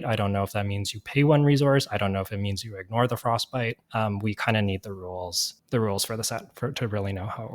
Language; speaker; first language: English; native; English